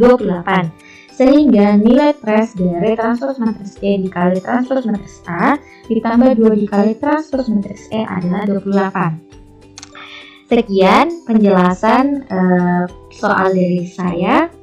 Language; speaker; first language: Indonesian; native; Indonesian